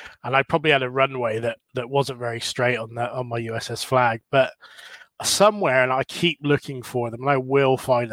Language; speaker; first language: English; native; English